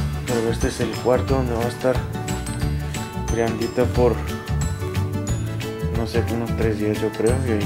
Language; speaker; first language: Spanish; native; Spanish